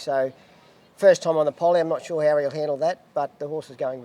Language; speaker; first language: English; native; English